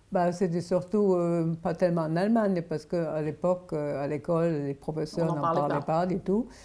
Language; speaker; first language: French; non-native, fluent; German